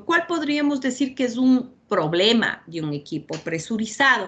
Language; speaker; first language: Spanish; native; Spanish